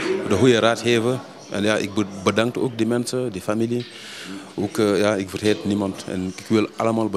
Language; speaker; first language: Dutch; early bilingual, other home language; Wolof